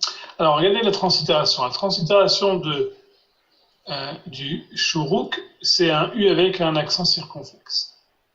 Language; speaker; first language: French; non-native, fluent; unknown